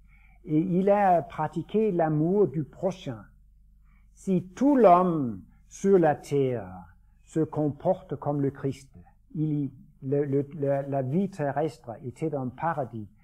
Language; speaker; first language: French; non-native, fluent; Danish